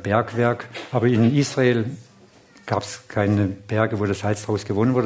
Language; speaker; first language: German; non-native, fluent; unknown